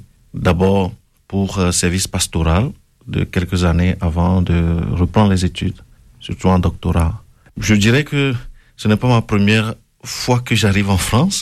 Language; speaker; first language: French; non-native, local second language; Ewe